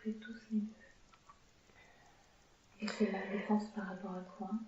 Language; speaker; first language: French; native; French